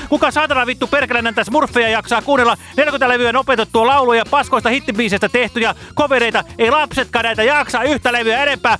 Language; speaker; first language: Finnish; native; Finnish